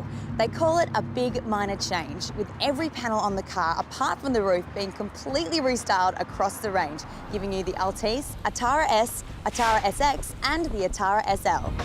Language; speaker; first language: English; native; English